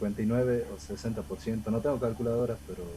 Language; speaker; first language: Spanish; native; Spanish